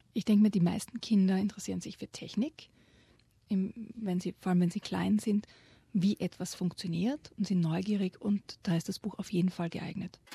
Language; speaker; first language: German; native; German